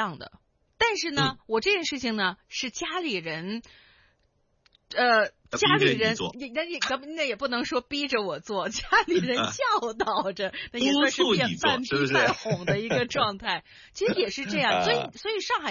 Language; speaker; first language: Chinese; non-native, local second language; Cantonese